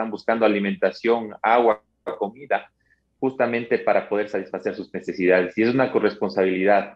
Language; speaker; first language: Spanish; native; Spanish